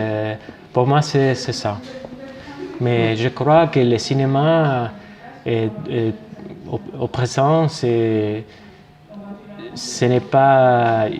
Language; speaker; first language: French; non-native, fluent; Spanish